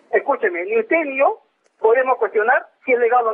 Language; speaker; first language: Spanish; native; Spanish